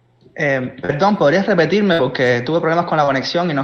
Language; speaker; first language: Spanish; native; Spanish